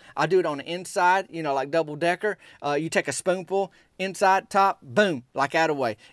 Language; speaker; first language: English; native; English